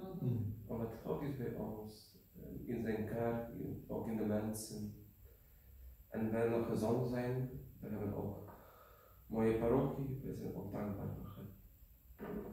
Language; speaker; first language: Dutch; non-native, learner; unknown